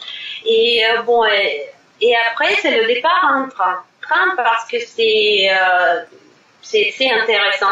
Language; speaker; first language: French; non-native, fluent; Russian